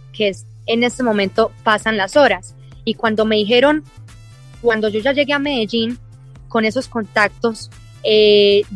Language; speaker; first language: Spanish; early bilingual, heritage; English